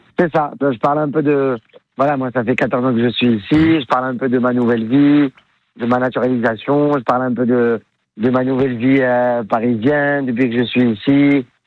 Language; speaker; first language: French; non-native, local second language; Arabic